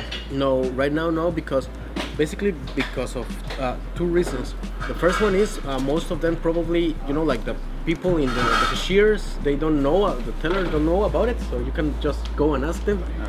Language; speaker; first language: English; non-native, fluent; Spanish